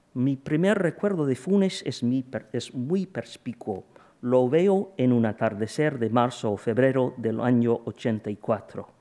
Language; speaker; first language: Spanish; non-native, fluent; English